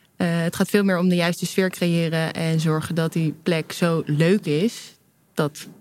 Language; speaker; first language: Dutch; native; Dutch